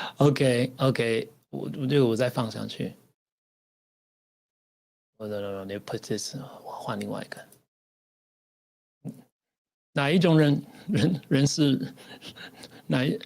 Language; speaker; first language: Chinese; non-native, learner; English